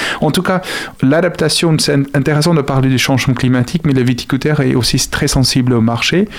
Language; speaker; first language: French; non-native, fluent; Afrikaans